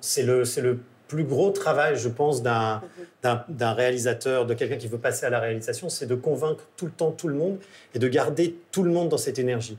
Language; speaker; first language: French; native; French